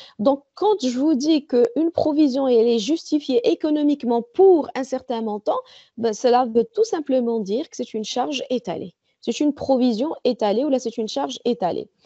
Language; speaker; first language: French; non-native, local second language; Arabic